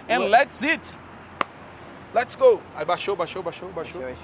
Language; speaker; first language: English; non-native, learner; Portuguese